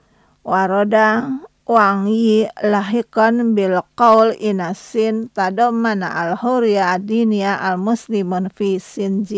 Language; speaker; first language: Arabic; non-native, fluent; Indonesian